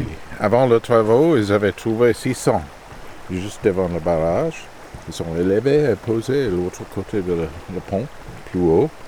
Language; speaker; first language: French; non-native, learner; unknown